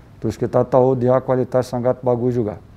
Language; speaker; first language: Indonesian; non-native, learner; Portuguese